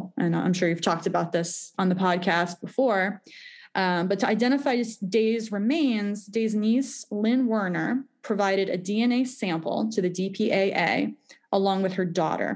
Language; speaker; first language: English; native; English